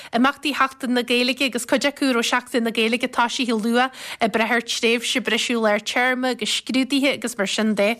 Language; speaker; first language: Irish; native; Irish